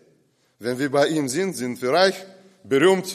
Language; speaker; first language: German; non-native, fluent; Russian